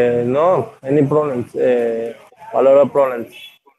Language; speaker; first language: English; non-native, learner; Spanish